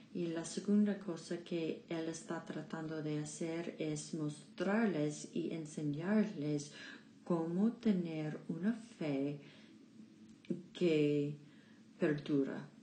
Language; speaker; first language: Spanish; non-native, learner; English